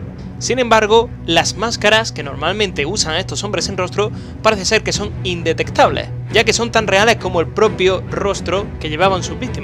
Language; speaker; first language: Spanish; native; Spanish